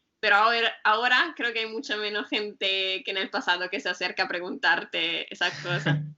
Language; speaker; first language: Spanish; non-native, fluent; Italian